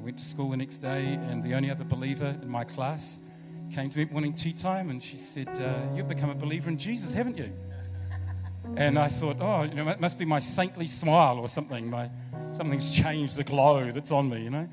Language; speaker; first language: English; native; English